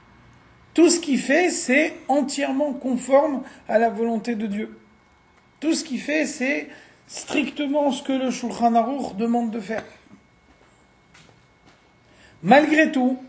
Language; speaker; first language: French; native; French